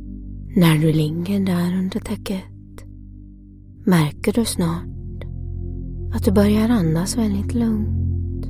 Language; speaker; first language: Swedish; native; Swedish